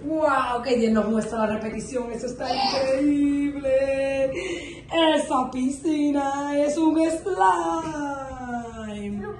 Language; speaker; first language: Spanish; native; Spanish